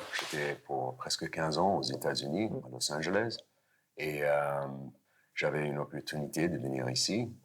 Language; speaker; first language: French; non-native, fluent; English